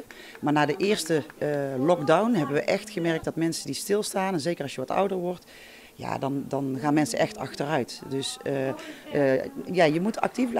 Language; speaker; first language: Dutch; native; Dutch